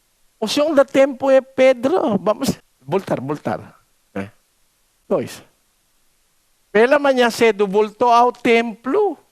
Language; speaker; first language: Portuguese; non-native, learner; Filipino